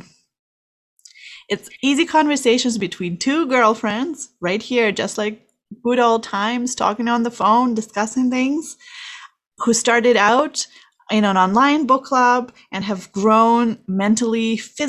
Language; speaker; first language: English; non-native, fluent; Kazakh